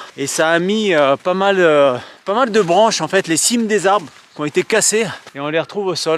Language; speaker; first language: French; native; French